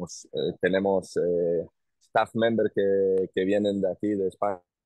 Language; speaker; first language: Spanish; non-native, learner; Hebrew